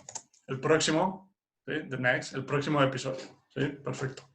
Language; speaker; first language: Spanish; non-native, fluent; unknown